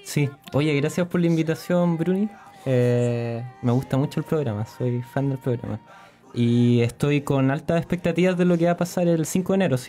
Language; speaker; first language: Spanish; native; Spanish